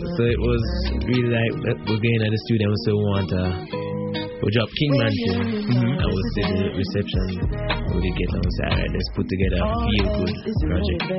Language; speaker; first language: English; non-native, local second language; Jamaican Creole English